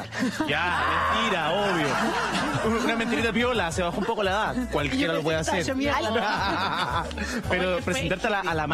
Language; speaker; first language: Spanish; native; Spanish